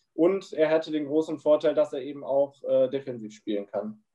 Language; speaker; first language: German; native; German